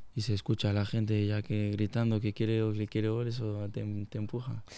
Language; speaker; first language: Spanish; non-native, fluent; French